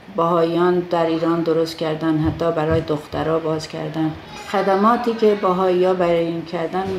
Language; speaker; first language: Persian; native; Persian